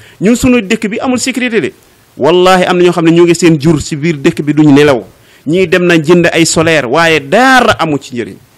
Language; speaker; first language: Wolof; non-native, local second language; Fula